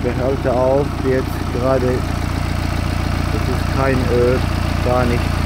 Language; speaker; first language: German; non-native, learner; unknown